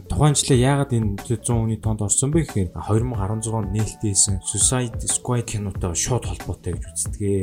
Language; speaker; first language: Mongolian; native; Mongolian